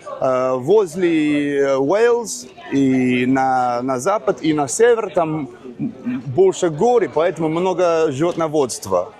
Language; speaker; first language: Russian; non-native, learner; English